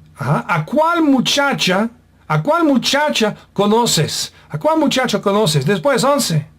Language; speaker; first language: Spanish; non-native, fluent; English